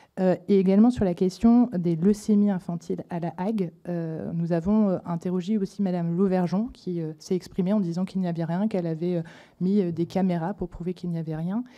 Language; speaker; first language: French; native; French